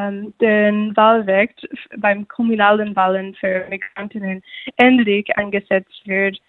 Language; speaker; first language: German; non-native, fluent; English